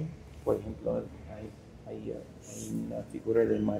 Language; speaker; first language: Spanish; non-native, fluent; English